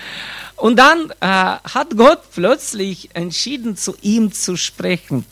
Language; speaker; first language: German; non-native, fluent; Russian